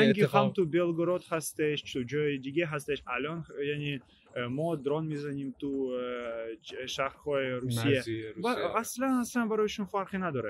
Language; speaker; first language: Persian; non-native, learner; Ukrainian